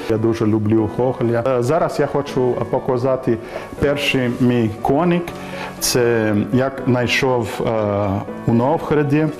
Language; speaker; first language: Ukrainian; non-native, learner; English